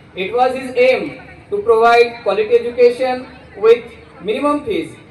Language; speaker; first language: English; non-native, local second language; Marathi